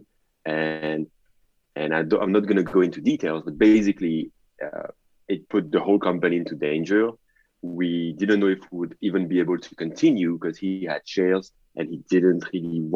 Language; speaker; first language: English; non-native, fluent; French